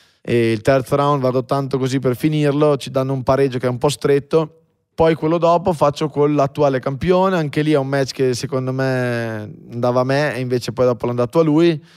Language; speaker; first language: Italian; native; Italian